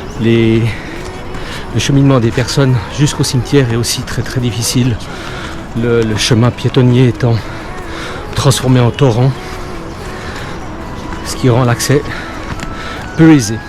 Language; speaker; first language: French; native; French